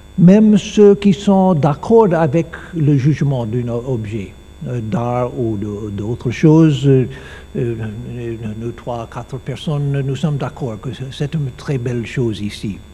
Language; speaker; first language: French; non-native, learner; English